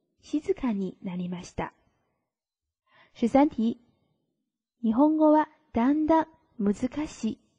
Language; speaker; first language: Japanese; non-native, fluent; Chinese